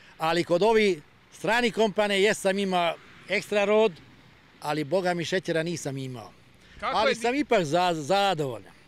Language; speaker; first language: Serbian; non-native, local second language; Hungarian